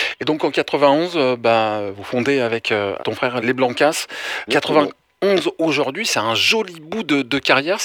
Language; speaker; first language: French; native; French